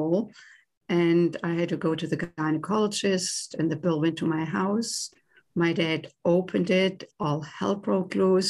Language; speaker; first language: English; non-native, fluent; German